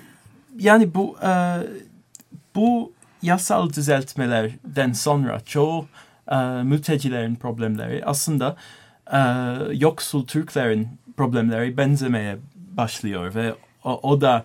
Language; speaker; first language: Turkish; non-native, learner; English